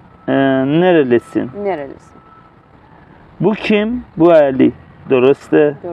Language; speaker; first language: Turkish; non-native, learner; Persian